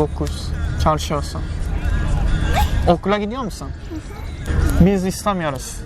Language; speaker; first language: Turkish; non-native, learner; Japanese